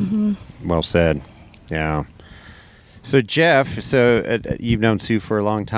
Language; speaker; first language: English; native; English